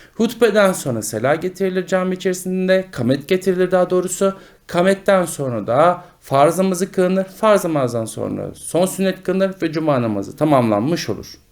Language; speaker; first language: Turkish; native; Turkish